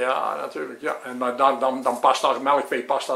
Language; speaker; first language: Dutch; native; Dutch